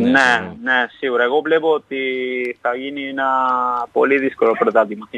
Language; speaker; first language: Greek; non-native, fluent; Spanish